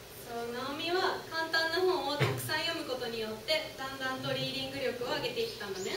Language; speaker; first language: Japanese; native; Japanese